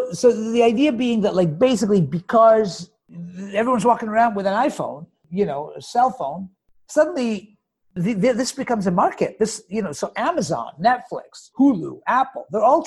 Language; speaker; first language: English; native; English